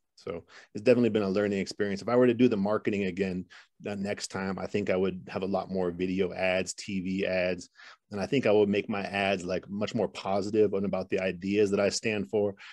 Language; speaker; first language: English; native; English